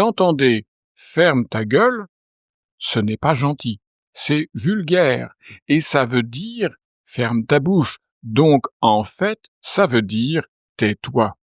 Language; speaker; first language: French; native; French